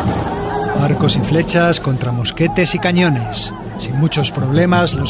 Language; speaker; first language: Spanish; native; Spanish